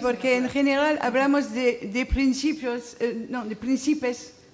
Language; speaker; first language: Spanish; non-native, fluent; French